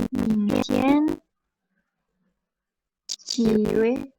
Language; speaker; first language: Chinese; non-native, learner; Indonesian